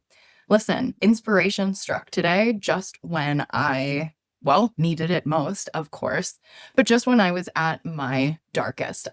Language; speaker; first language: English; native; English